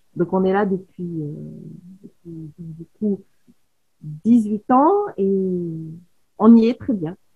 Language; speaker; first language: French; native; French